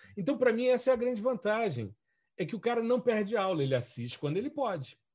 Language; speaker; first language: Portuguese; native; Portuguese